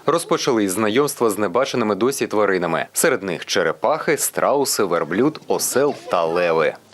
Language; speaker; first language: Ukrainian; native; Ukrainian